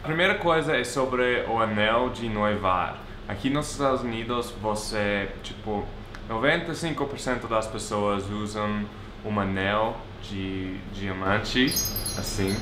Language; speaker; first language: Portuguese; non-native, fluent; English